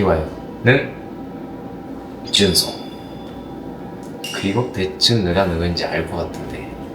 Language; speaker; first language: Korean; non-native, fluent; Japanese